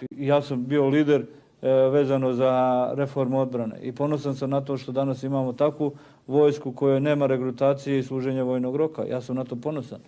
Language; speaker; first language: Bosnian; native; Bosnian